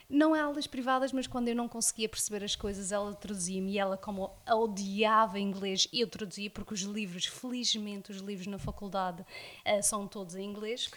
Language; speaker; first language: Portuguese; early bilingual, heritage; Portuguese